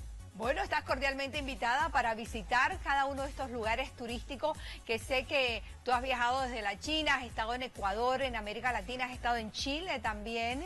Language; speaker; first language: Spanish; native; Spanish